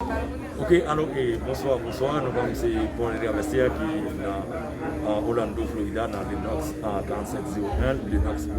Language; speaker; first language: French; non-native, local second language; Haitian Creole